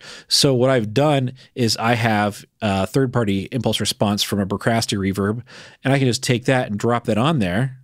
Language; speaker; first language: English; native; English